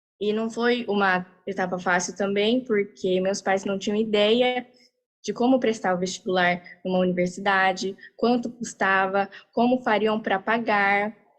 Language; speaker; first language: Portuguese; early bilingual, heritage; Portuguese